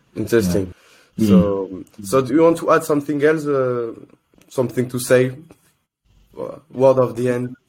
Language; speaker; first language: English; non-native, learner; French